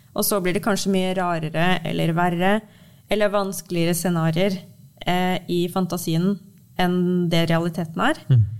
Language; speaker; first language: Norwegian; early bilingual, heritage; Norwegian